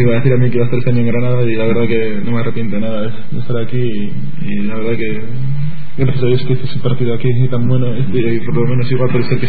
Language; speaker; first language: Spanish; native; Spanish